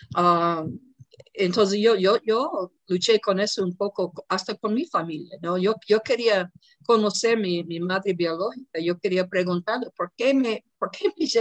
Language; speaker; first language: Spanish; non-native, fluent; English